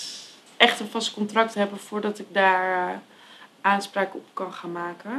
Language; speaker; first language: Dutch; native; Dutch